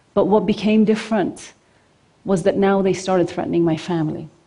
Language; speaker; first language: English; non-native, fluent; Norwegian